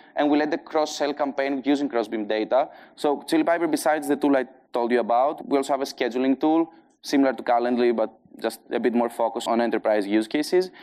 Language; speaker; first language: English; non-native, fluent; Greek